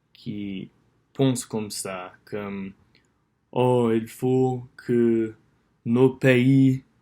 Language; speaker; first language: French; non-native, learner; English